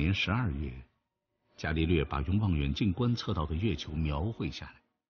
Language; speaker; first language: Chinese; native; Chinese